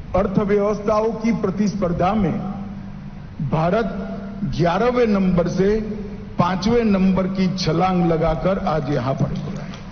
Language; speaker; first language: Hindi; non-native, local second language; Gujarati